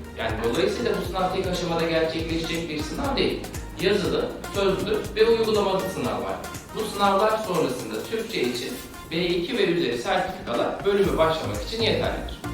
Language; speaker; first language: Turkish; native; Turkish